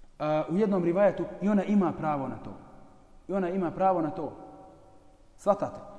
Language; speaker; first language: Bosnian; native; Bosnian